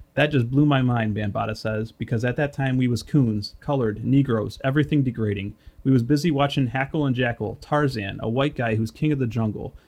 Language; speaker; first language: English; native; English